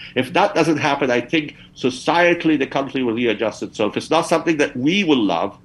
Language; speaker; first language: English; early bilingual, other home language; Persian